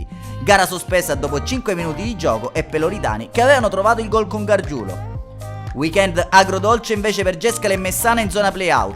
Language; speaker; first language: Italian; native; Italian